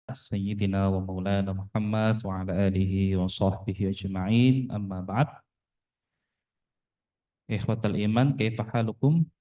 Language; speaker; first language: Arabic; non-native, fluent; Indonesian